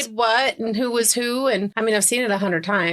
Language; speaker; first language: English; native; English